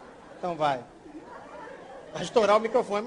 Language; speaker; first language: Portuguese; native; Portuguese